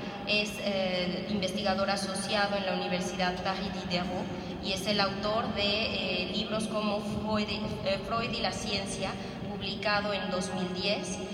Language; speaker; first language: Spanish; native; Spanish